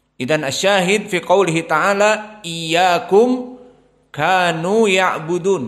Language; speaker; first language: Arabic; non-native, fluent; Indonesian